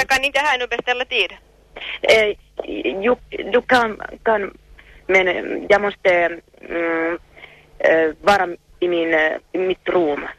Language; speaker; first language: Swedish; non-native, learner; Finnish